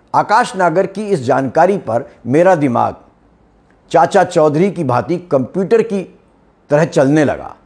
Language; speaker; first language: Hindi; native; Hindi